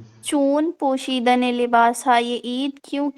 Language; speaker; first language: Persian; non-native, learner; Urdu